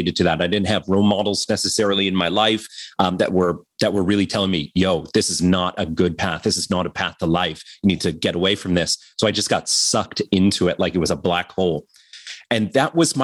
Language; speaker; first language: English; native; English